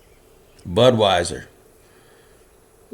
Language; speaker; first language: English; native; English